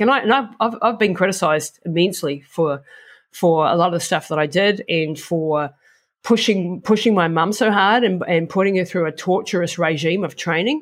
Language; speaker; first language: English; native; English